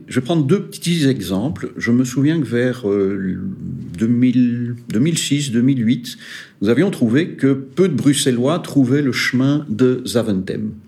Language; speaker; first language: French; native; French